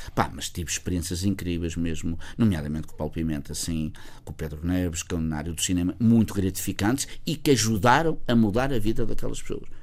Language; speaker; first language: Portuguese; native; Portuguese